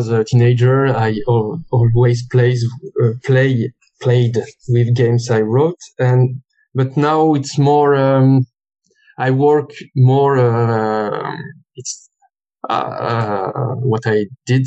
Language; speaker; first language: English; non-native, learner; French